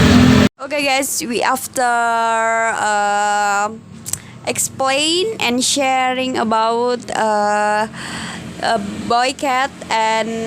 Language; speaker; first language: English; non-native, learner; Indonesian